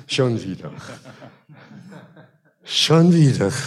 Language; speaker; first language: German; non-native, fluent; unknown